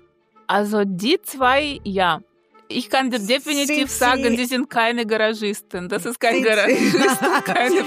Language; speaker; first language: German; non-native, fluent; Russian